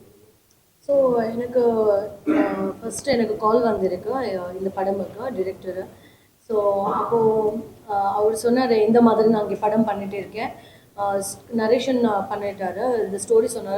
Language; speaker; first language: Tamil; non-native, learner; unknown